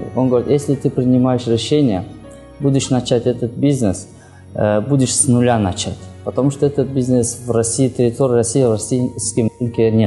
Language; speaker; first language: Russian; non-native, learner; Kyrgyz